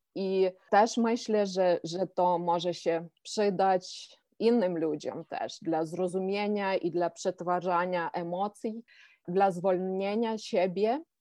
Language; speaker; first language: Polish; non-native, fluent; Ukrainian